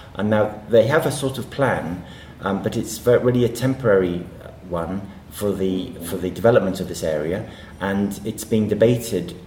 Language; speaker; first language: English; native; English